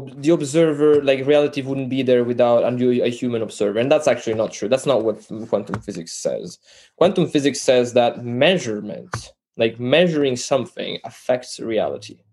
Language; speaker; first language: English; non-native, fluent; Italian